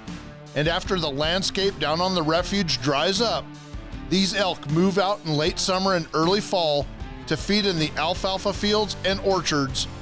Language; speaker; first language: English; native; English